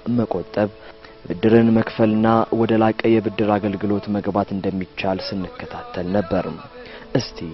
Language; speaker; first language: Amharic; native; Amharic